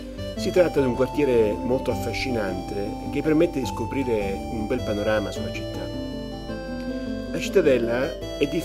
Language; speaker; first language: Italian; native; Italian